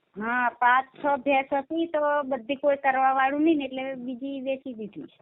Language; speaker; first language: Gujarati; native; Gujarati